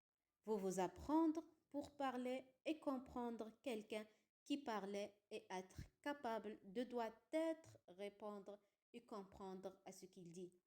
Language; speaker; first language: French; non-native, fluent; Arabic